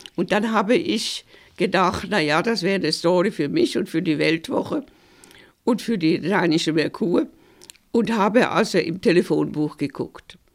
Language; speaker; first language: German; native; German